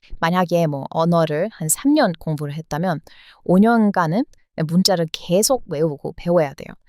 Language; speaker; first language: Korean; non-native, fluent; English